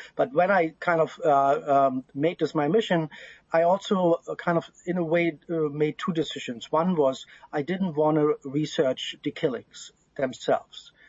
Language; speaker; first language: English; non-native, fluent; German